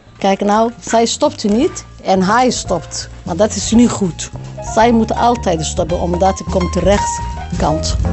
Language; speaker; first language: Dutch; non-native, learner; Somali